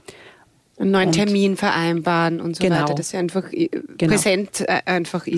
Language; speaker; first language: German; native; German